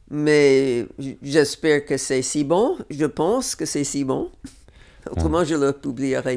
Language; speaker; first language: French; non-native, fluent; English